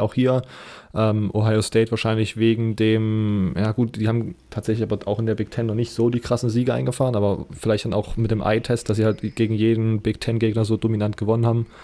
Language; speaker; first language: German; native; German